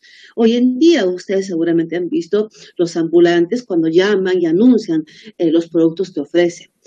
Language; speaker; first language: Spanish; native; Spanish